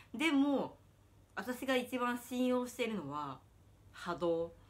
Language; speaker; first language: Japanese; native; Japanese